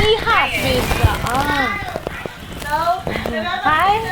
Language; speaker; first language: Danish; non-native, learner; Chinese